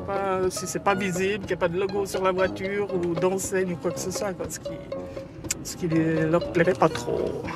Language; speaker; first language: French; native; French